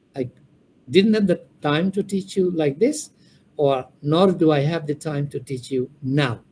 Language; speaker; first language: English; non-native, local second language; Bangla